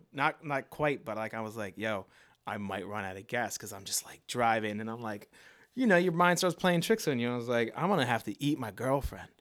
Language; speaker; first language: English; native; English